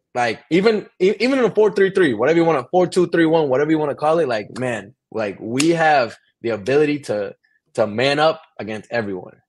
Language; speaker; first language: English; early bilingual, other home language; Spanish